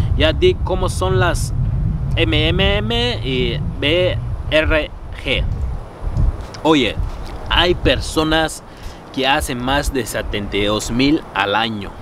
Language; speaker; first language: Spanish; non-native, fluent; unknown